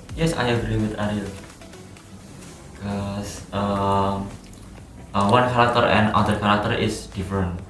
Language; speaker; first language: English; non-native, learner; Indonesian